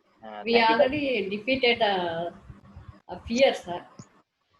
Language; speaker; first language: English; non-native, learner; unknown